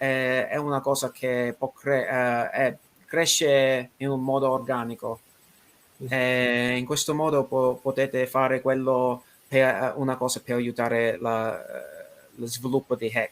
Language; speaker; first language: Italian; non-native, learner; English